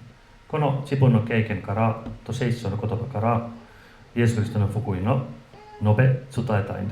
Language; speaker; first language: Japanese; non-native, fluent; Finnish